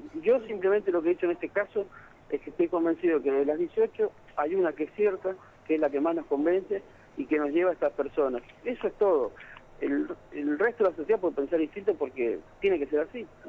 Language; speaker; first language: Spanish; native; Spanish